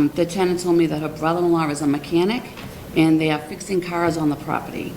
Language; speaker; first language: English; native; English